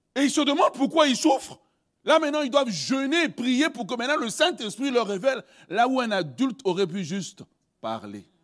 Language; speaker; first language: French; early bilingual, other home language; Lingala